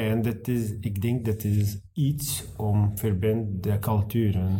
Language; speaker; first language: Dutch; non-native, learner; Arabic